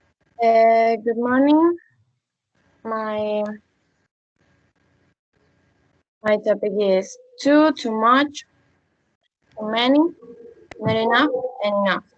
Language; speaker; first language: English; non-native, learner; Spanish